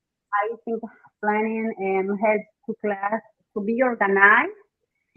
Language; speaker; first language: English; non-native, fluent; Spanish